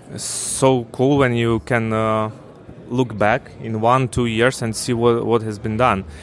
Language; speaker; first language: English; non-native, fluent; Ukrainian